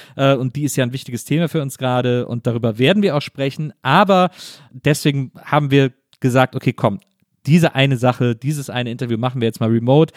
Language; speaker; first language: German; native; German